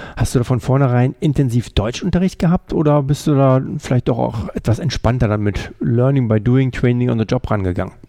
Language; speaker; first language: German; native; German